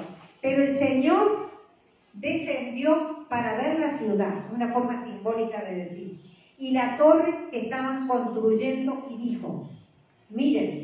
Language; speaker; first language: Spanish; native; Spanish